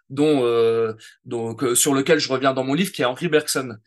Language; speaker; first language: French; native; French